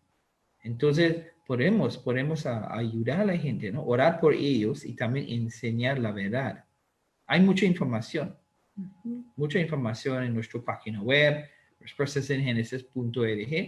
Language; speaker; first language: Spanish; non-native, learner; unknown